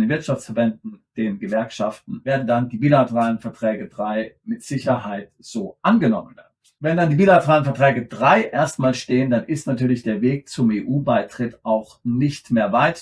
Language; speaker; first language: German; native; German